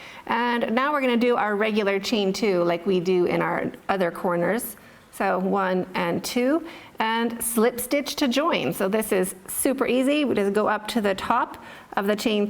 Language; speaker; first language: English; native; English